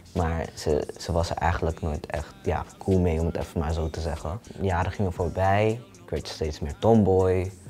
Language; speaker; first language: Dutch; early bilingual, other home language; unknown